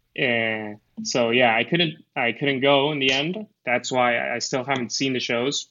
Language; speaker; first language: English; non-native, fluent; Spanish